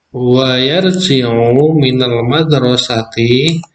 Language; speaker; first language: Arabic; non-native, fluent; Indonesian